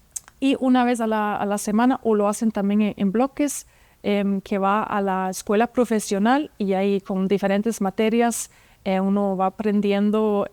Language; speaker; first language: Spanish; non-native, fluent; German